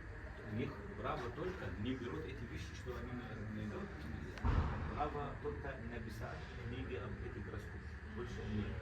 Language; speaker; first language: Russian; non-native, learner; Arabic